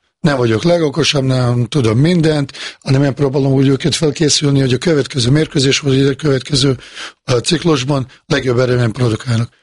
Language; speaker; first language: Hungarian; non-native, fluent; Bosnian